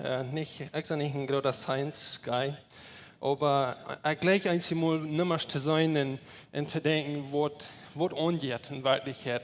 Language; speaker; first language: German; non-native, learner; Plautdietsch